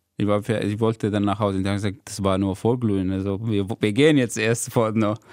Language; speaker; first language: German; non-native, fluent; Arabic